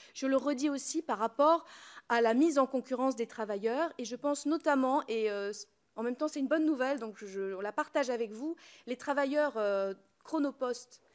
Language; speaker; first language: French; native; French